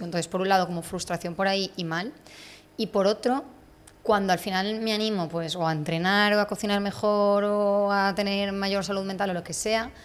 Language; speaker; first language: Spanish; native; Spanish